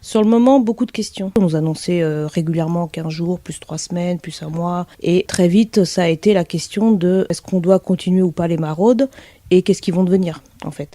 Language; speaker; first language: French; native; French